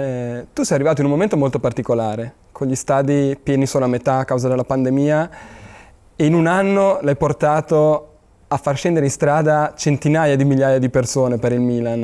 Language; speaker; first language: Italian; native; Italian